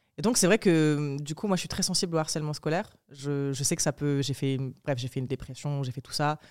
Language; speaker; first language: French; early bilingual, other home language; Arabic